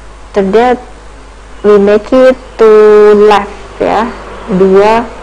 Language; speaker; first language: English; non-native, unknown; Indonesian